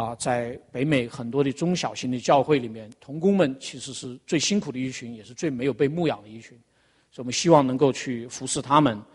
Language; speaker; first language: Chinese; native; Chinese